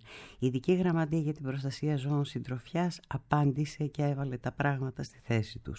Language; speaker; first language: Greek; native; Greek